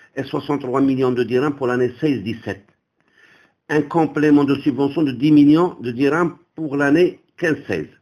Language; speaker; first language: French; non-native, local second language; Arabic